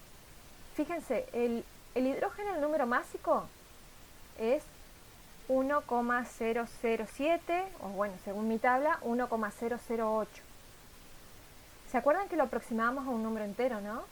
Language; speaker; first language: Spanish; native; Spanish